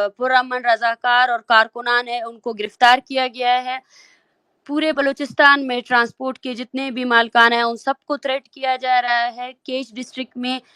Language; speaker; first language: Urdu; non-native, local second language; Baluchi